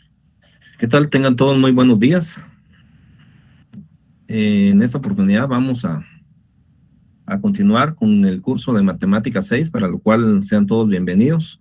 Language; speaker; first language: Spanish; native; Spanish